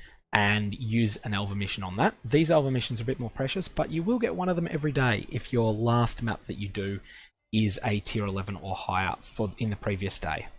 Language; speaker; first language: English; native; English